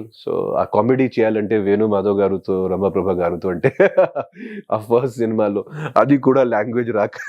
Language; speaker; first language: Telugu; non-native, local second language; Hindi